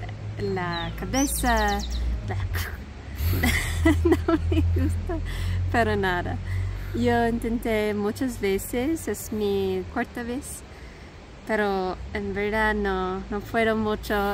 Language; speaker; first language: Spanish; non-native, learner; English